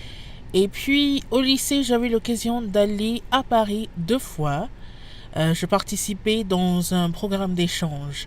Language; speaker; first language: French; non-native, fluent; English